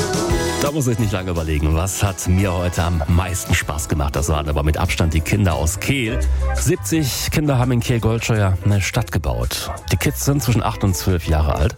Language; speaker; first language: German; native; German